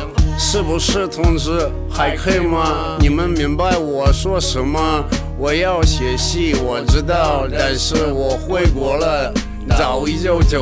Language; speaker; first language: Chinese; non-native, learner; Russian